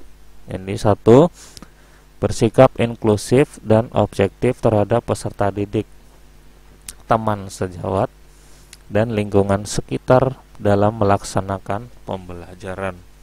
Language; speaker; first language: Indonesian; native; Indonesian